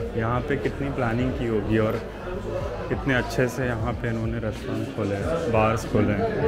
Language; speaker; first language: Hindi; native; Hindi